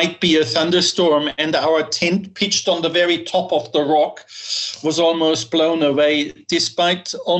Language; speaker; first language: English; non-native, fluent; German